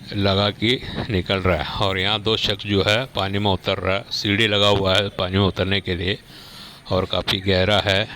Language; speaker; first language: Hindi; non-native, local second language; Malayalam